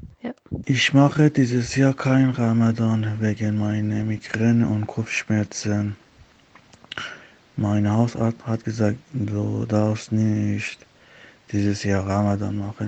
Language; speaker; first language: German; non-native, learner; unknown